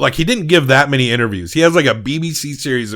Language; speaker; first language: English; native; English